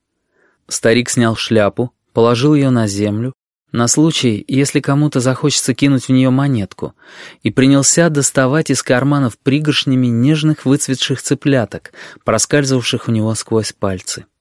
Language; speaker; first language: Russian; native; Russian